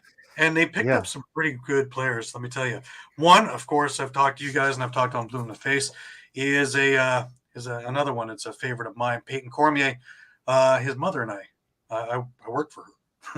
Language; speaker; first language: English; native; English